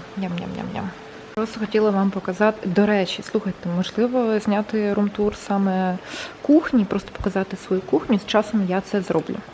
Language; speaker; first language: Ukrainian; non-native, local second language; Russian